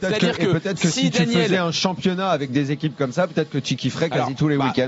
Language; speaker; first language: French; native; French